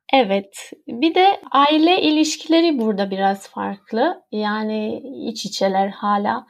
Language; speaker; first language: Turkish; early bilingual, heritage; Turkish